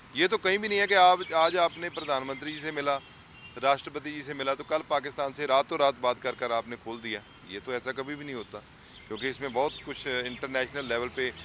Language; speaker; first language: Hindi; non-native, local second language; Punjabi